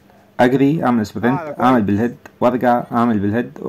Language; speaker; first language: Arabic; native; Arabic